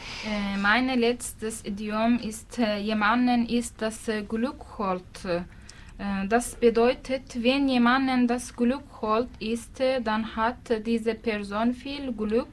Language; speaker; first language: German; non-native, learner; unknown